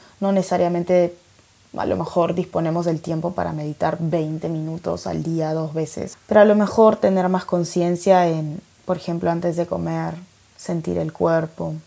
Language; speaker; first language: Spanish; native; Spanish